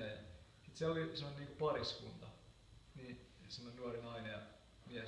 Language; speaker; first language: Finnish; native; Finnish